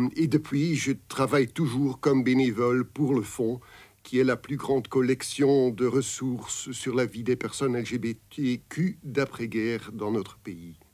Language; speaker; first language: French; non-native, local second language; Dutch